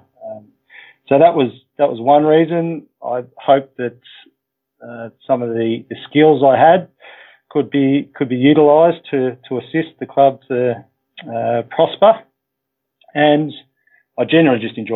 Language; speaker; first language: English; native; English